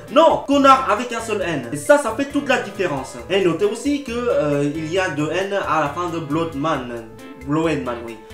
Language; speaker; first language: French; native; French